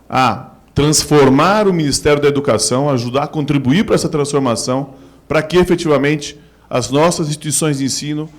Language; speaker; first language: Portuguese; native; Portuguese